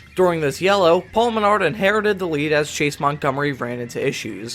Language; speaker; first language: English; native; English